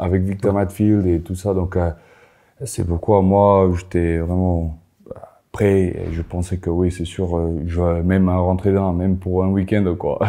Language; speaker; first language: French; non-native, fluent; Afrikaans